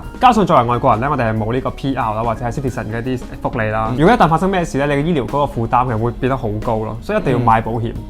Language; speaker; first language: Cantonese; native; Cantonese